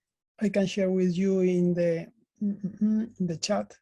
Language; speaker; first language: English; non-native, learner; Spanish